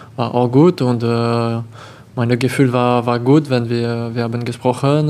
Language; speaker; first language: German; non-native, learner; French